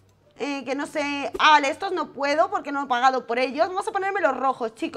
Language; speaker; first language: Spanish; native; Spanish